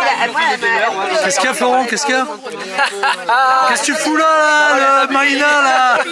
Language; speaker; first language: French; native; French